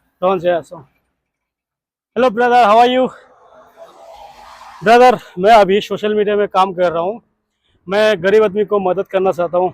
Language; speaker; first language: Hindi; non-native, local second language; Rangpuri